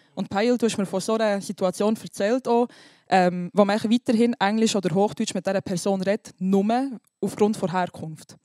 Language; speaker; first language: German; non-native, local second language; Albanian